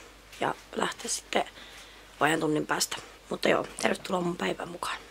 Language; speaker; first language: Finnish; native; Finnish